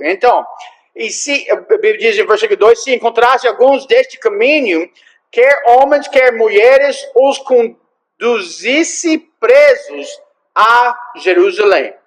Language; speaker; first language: Portuguese; non-native, fluent; English